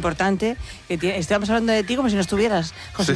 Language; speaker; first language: Spanish; native; Spanish